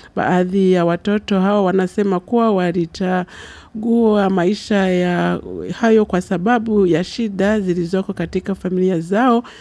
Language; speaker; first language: Swahili; non-native, local second language; Rundi